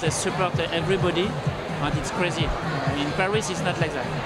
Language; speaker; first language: English; non-native, learner; French